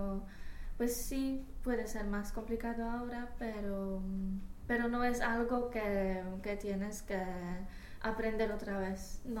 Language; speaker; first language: Spanish; non-native, fluent; English